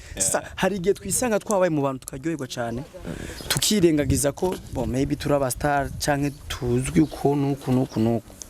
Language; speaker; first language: Rundi; native; Rundi